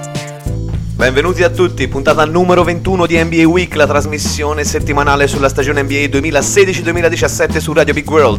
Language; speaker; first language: Italian; native; Italian